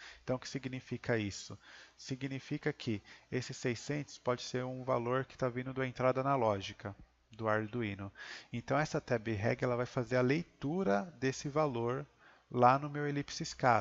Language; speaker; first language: Portuguese; native; Portuguese